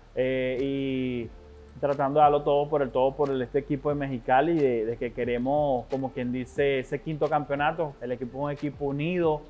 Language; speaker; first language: Spanish; native; Spanish